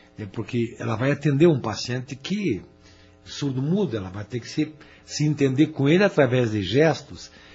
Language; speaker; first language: Portuguese; native; Portuguese